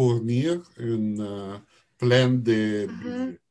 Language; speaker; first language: French; non-native, learner; Russian